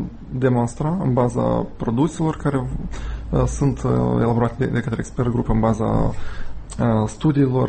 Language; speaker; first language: Romanian; native; Romanian